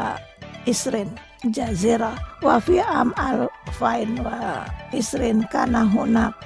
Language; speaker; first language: Arabic; non-native, fluent; Indonesian